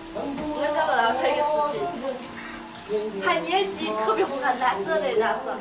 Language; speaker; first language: Chinese; native; Chinese